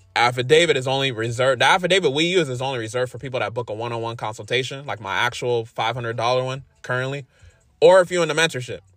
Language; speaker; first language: English; native; English